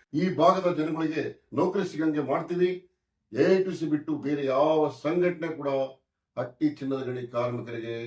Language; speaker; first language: Kannada; native; Kannada